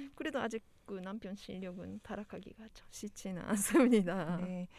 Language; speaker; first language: Korean; non-native, fluent; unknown